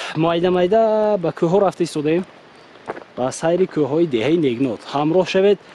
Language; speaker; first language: Tajik; native; Tajik